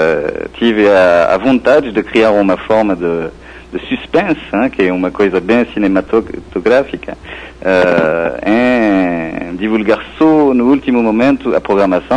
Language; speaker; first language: Portuguese; non-native, fluent; French